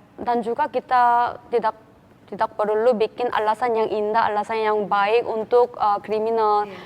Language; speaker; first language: Indonesian; non-native, fluent; Korean